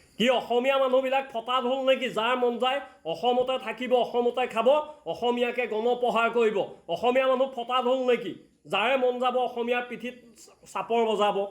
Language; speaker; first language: Assamese; native; Assamese